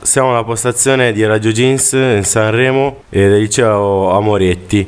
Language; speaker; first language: Italian; native; Italian